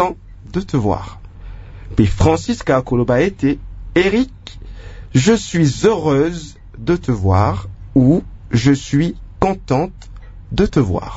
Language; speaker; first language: French; non-native, local second language; Lingala